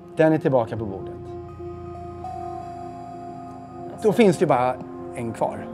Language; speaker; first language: Swedish; native; Swedish